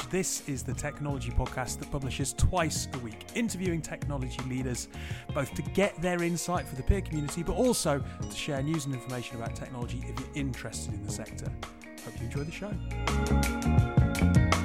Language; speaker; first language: English; native; English